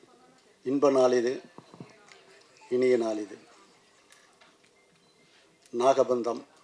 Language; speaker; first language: Tamil; native; Tamil